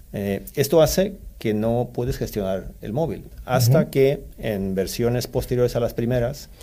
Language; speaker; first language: Spanish; early bilingual, other home language; Swedish